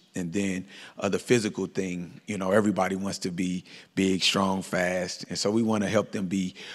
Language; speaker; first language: English; native; English